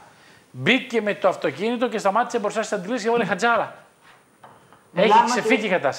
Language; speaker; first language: Greek; native; Greek